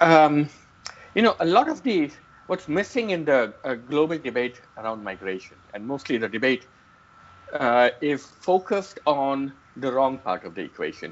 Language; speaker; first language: English; non-native, local second language; Gujarati